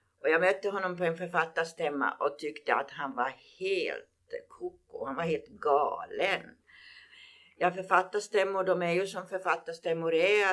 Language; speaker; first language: Swedish; native; Swedish